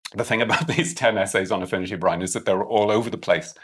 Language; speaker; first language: English; native; English